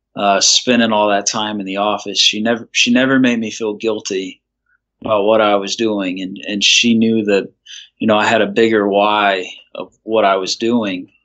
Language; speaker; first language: English; native; English